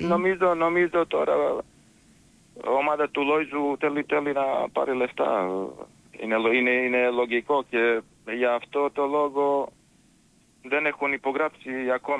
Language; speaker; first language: Greek; non-native, fluent; Serbian